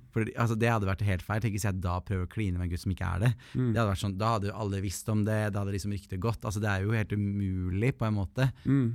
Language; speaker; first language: Norwegian; native; Norwegian